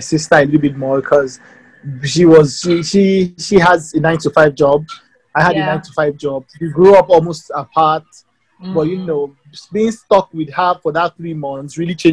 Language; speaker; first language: English; non-native, local second language; Yoruba